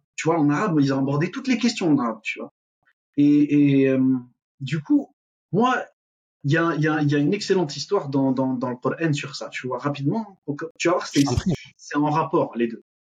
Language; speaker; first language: French; non-native, local second language; Arabic